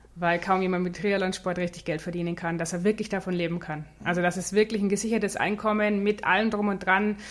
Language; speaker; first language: German; native; German